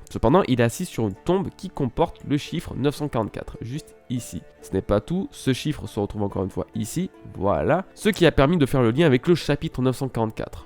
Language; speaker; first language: French; native; French